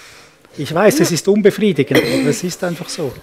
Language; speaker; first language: German; native; German